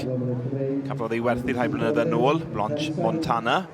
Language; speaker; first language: Welsh; native; Welsh